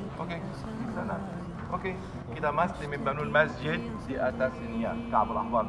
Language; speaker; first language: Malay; non-native, learner; Arabic